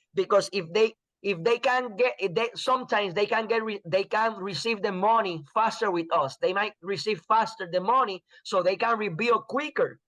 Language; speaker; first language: English; non-native, fluent; Spanish